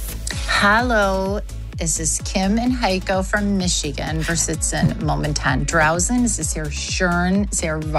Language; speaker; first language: German; non-native, learner; English